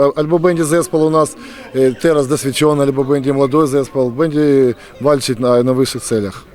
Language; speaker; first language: Polish; non-native, learner; Ukrainian